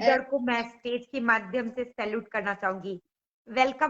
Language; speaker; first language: Hindi; native; Hindi